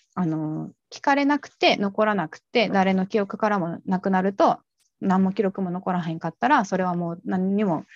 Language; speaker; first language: Japanese; native; Japanese